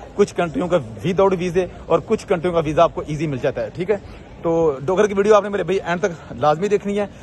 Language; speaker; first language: Urdu; non-native, local second language; Punjabi